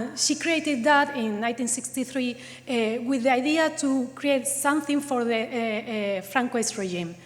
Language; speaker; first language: English; non-native, fluent; Spanish